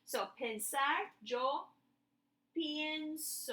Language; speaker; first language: Spanish; non-native, fluent; English